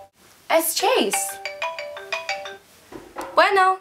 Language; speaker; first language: Spanish; non-native, learner; English